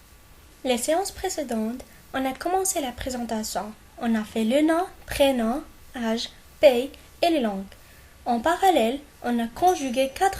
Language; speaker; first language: French; non-native, local second language; Arabic